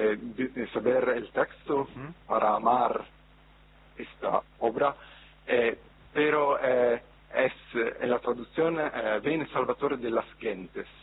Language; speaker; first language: Spanish; non-native, fluent; Italian